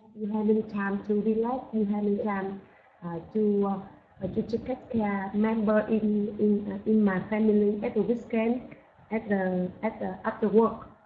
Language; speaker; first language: English; non-native, learner; Vietnamese